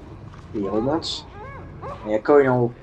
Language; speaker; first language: French; native; French